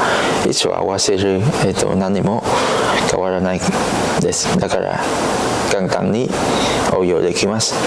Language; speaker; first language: Japanese; non-native, learner; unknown